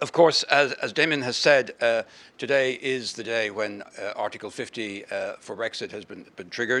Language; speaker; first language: English; native; English